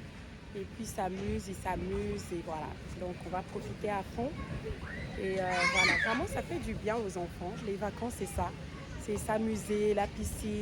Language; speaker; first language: French; native; French